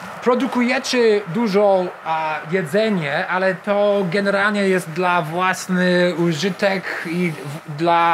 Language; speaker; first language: Polish; non-native, learner; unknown